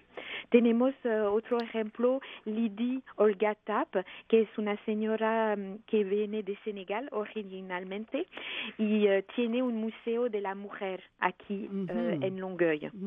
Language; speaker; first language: Spanish; non-native, fluent; French